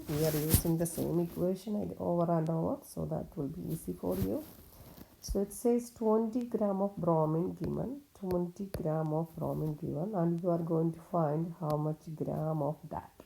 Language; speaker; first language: English; non-native, local second language; Malayalam